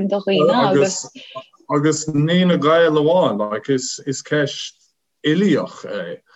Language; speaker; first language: Irish; non-native, fluent; English